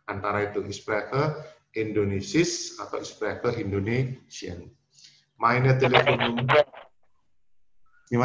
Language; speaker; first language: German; non-native, fluent; Indonesian